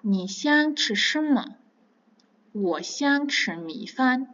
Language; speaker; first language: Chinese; non-native, fluent; Kazakh